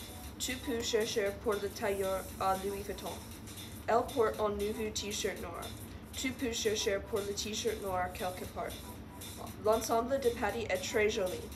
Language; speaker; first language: French; non-native, learner; English